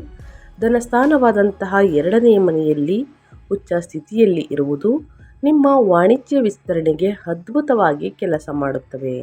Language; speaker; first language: Kannada; native; Kannada